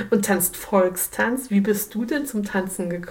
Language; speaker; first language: German; native; German